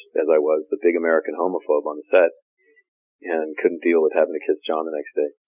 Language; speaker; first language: English; native; English